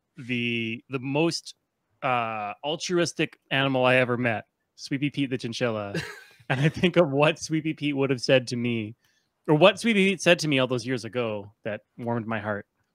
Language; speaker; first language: English; native; English